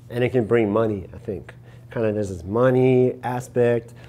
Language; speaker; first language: English; native; English